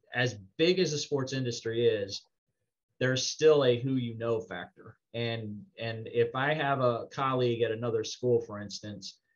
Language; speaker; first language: English; native; English